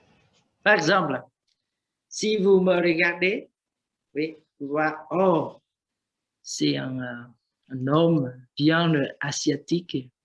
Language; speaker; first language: French; non-native, learner; Vietnamese